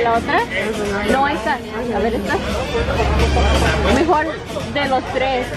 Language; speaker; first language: Spanish; early bilingual, heritage; Spanish